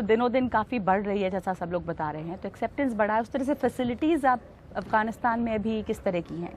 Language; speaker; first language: Hindi; native; Hindi